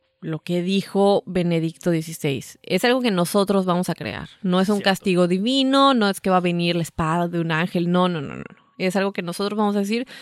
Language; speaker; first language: Spanish; native; Spanish